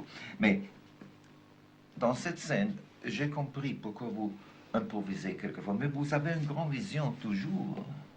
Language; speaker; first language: French; non-native, fluent; German